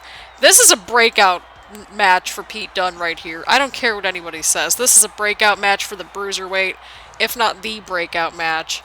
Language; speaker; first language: English; native; English